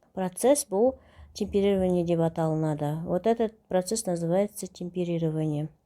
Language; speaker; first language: Russian; non-native, local second language; Kazakh